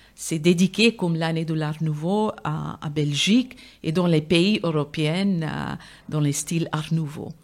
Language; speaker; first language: French; non-native, fluent; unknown